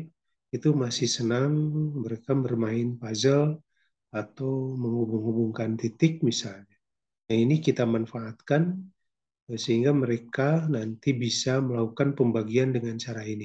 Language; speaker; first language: Indonesian; native; Indonesian